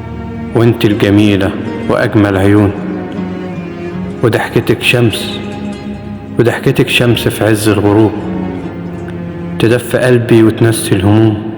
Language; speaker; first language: Arabic; native; Arabic